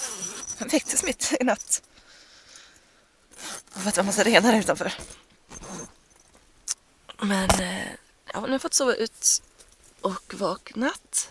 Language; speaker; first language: Swedish; native; Swedish